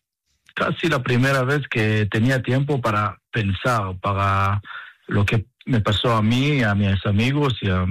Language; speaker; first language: Spanish; non-native, fluent; Hebrew